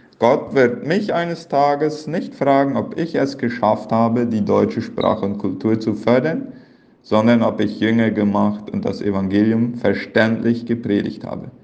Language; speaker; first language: German; early bilingual, heritage; Plautdietsch